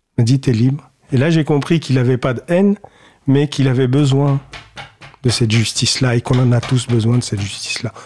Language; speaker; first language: French; early bilingual, other home language; Kabyle